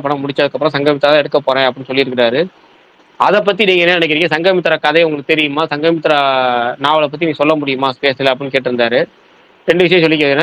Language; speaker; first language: Tamil; native; Tamil